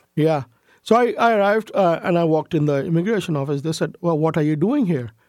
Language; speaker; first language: English; non-native, local second language; Urdu